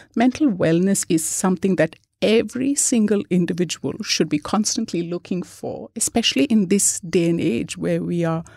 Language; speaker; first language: English; non-native, local second language; Malayalam